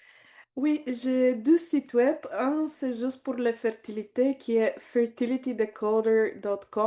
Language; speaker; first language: French; non-native, learner; Bulgarian